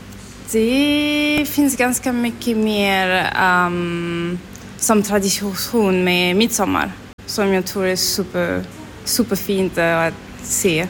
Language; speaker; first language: Swedish; non-native, fluent; French